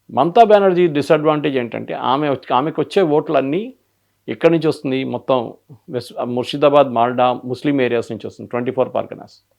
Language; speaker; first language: Telugu; non-native, local second language; Malayalam